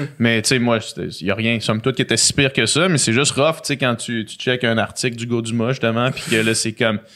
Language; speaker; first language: French; native; French